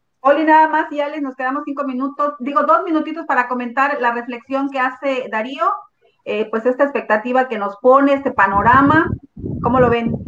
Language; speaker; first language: Spanish; native; Spanish